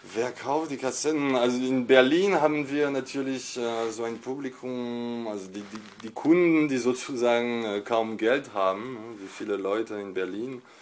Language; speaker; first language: German; non-native, fluent; French